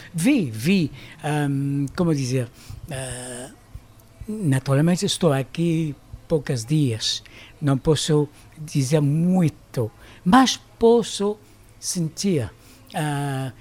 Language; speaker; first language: Portuguese; non-native, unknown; French